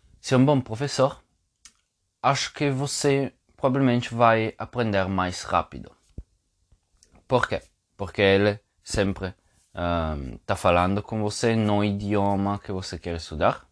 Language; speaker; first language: Portuguese; non-native, fluent; Italian